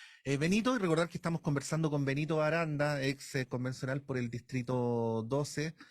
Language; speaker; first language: Spanish; native; Spanish